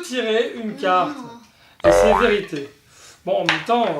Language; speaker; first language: French; native; French